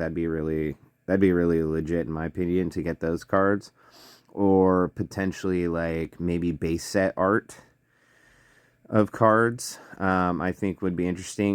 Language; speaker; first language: English; native; English